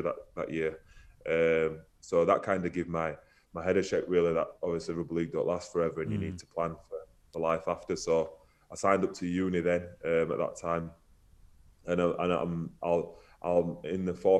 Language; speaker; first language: English; native; English